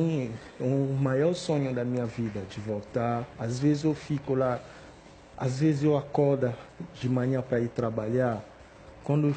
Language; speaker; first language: Portuguese; non-native, fluent; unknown